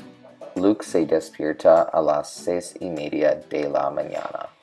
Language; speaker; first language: Spanish; non-native, learner; English